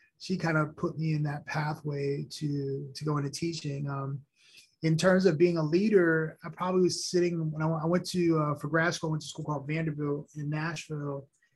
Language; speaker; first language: English; early bilingual, other home language; Haitian Creole